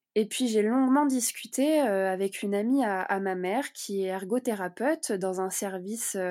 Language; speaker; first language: French; native; French